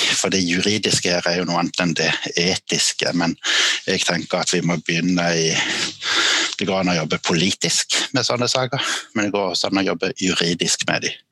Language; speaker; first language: Norwegian; native; Norwegian